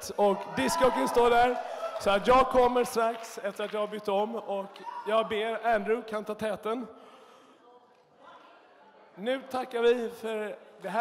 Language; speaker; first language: Swedish; native; Swedish